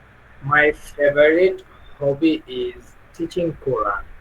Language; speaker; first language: English; non-native, learner; Bangla